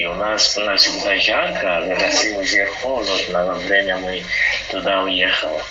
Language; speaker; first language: Russian; non-native, learner; Portuguese